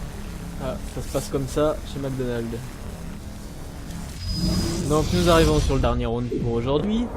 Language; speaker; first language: French; native; French